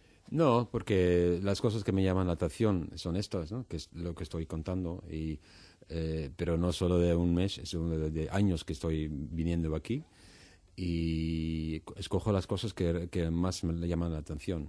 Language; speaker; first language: Spanish; non-native, fluent; Dutch